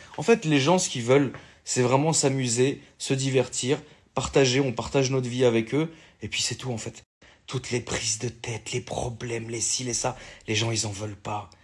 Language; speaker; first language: French; native; French